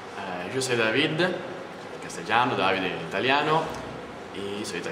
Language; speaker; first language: Spanish; non-native, learner; Italian